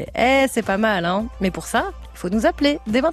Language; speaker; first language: French; native; French